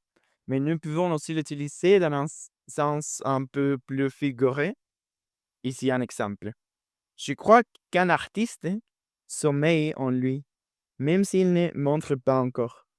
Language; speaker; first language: French; non-native, fluent; Spanish